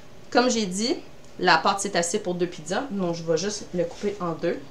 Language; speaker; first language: French; native; French